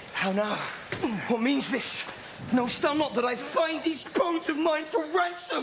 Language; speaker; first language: English; native; English